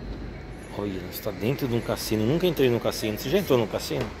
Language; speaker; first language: Portuguese; native; Portuguese